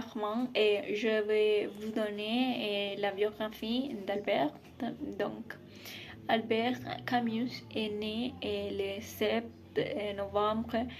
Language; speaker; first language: French; non-native, learner; Spanish